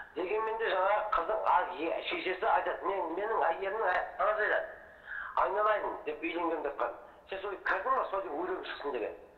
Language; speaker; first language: Kazakh; early bilingual, heritage; Kazakh